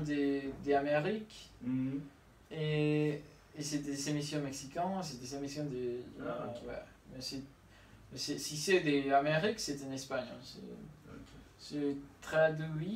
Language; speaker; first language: French; non-native, learner; Spanish